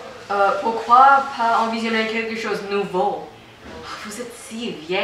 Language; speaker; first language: French; non-native, learner; English